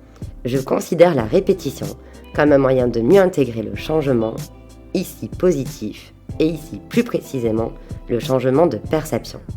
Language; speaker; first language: French; native; French